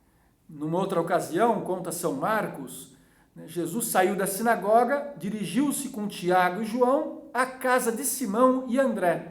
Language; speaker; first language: Portuguese; native; Portuguese